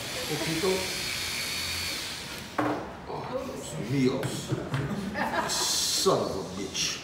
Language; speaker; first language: Spanish; non-native, learner; English